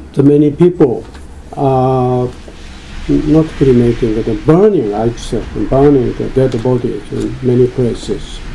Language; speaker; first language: English; non-native, fluent; Japanese